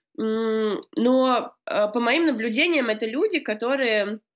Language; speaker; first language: Russian; native; Russian